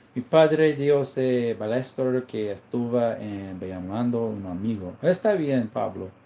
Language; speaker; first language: Spanish; non-native, learner; English